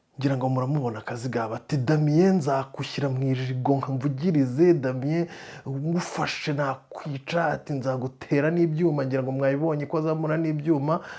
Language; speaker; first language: Kinyarwanda; native; Kinyarwanda